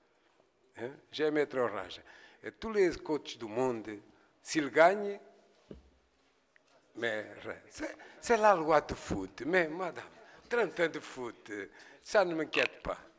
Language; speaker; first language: French; non-native, fluent; Portuguese